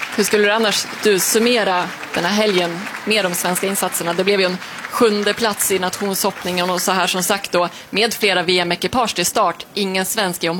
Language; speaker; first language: Swedish; native; Swedish